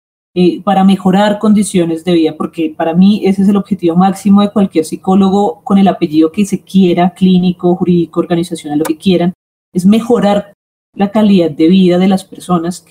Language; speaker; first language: Spanish; native; Spanish